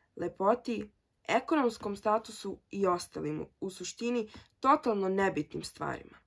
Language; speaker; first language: Serbian; early bilingual, heritage; Serbian